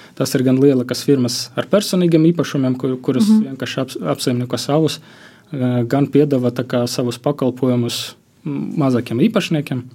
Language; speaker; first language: Latvian; non-native, local second language; Russian